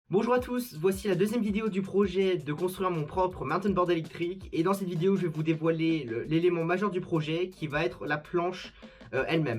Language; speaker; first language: French; native; French